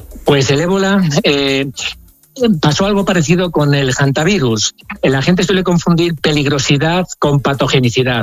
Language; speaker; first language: Spanish; native; Spanish